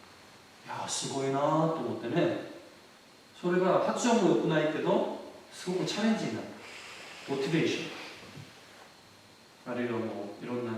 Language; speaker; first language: Japanese; non-native, fluent; Korean